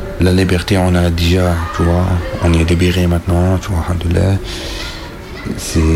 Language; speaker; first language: French; non-native, learner; Arabic